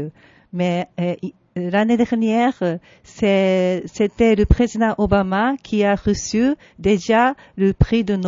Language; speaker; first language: French; non-native, fluent; Japanese